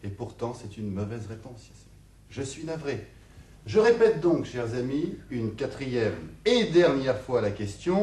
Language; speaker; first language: French; native; French